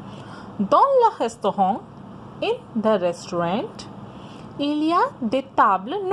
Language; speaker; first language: French; non-native, fluent; Hindi